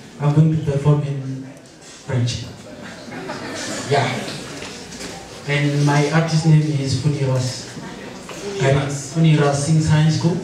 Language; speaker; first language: English; non-native, learner; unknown